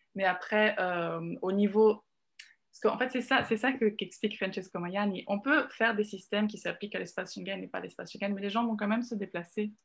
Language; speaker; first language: French; non-native, fluent; Italian